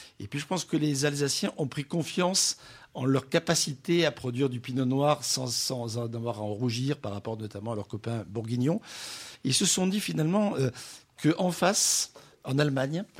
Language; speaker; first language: French; native; French